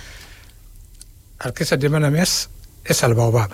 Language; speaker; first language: Catalan; non-native, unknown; Wolof